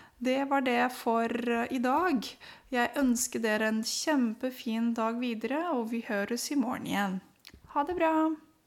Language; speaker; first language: Norwegian; non-native, fluent; Romanian